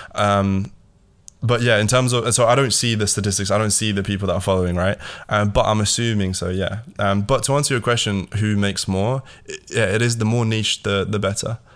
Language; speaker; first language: English; early bilingual, other home language; Latvian